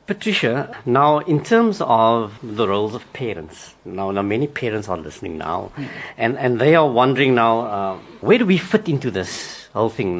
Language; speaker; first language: English; non-native, local second language; Afrikaans